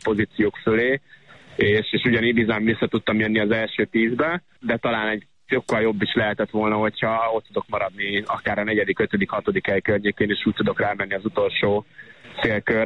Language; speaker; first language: Hungarian; native; Hungarian